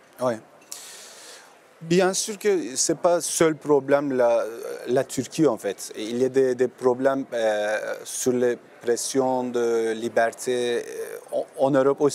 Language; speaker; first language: French; non-native, learner; Turkish